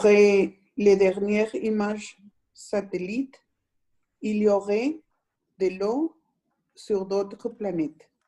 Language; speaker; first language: French; non-native, fluent; Spanish